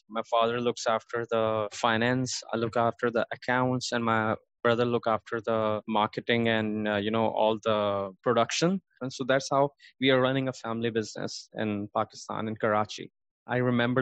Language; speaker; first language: English; non-native, local second language; Urdu